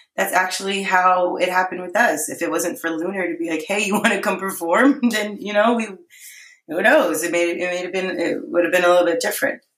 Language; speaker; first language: English; native; English